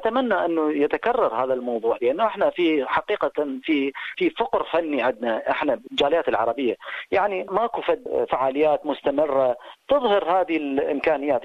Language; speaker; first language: Arabic; native; Arabic